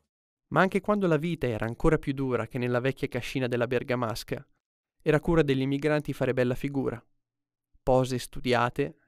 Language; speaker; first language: Italian; native; Italian